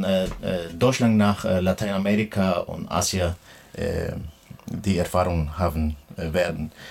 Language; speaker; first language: German; non-native, fluent; Spanish